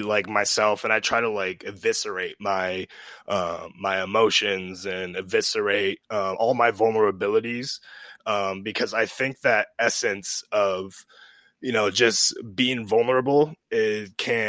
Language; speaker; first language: English; native; English